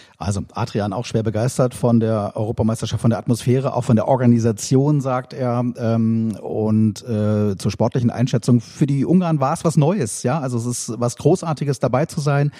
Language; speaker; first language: German; native; German